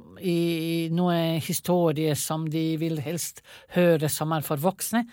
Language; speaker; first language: Norwegian; non-native, fluent; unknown